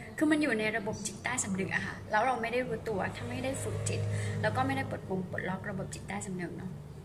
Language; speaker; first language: Thai; native; Thai